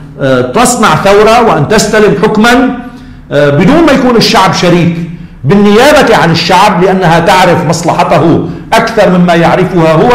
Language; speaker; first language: Arabic; native; Arabic